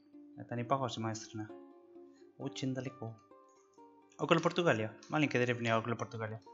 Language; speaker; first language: Russian; non-native, learner; Spanish